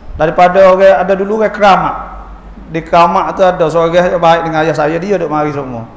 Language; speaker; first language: Malay; native; Malay